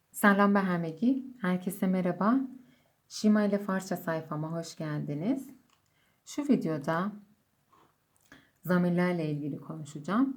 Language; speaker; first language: Turkish; non-native, fluent; Persian